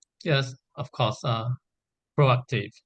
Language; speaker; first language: English; non-native, learner; Vietnamese